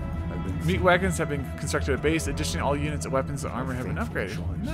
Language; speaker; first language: English; native; English